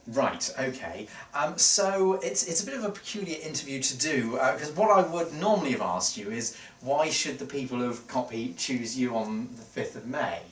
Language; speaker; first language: English; native; English